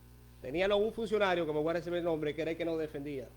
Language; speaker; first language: Spanish; native; Spanish